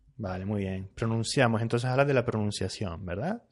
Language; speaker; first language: Spanish; native; Spanish